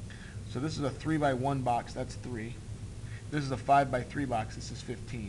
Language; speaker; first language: English; native; English